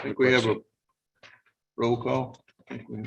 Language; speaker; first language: English; native; English